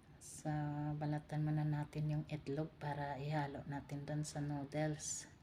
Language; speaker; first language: Filipino; native; Filipino